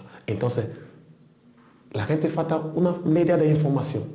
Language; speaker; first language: Spanish; non-native, learner; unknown